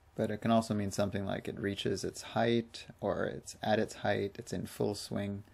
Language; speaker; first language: English; native; English